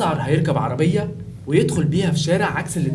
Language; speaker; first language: Arabic; native; Arabic